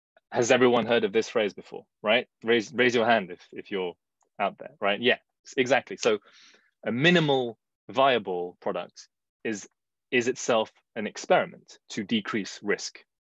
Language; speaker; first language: English; early bilingual, other home language; Chinese